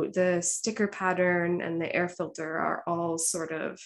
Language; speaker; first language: English; native; English